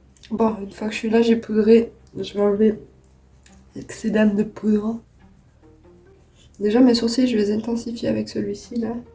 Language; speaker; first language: French; native; French